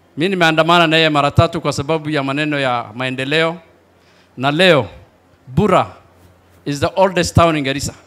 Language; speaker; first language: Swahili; non-native, local second language; Somali